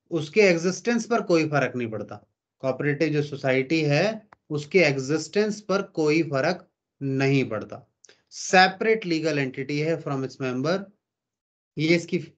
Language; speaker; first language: Hindi; native; Hindi